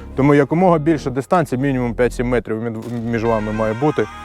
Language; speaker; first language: Ukrainian; non-native, local second language; Russian